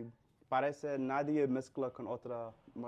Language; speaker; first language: Spanish; non-native, learner; English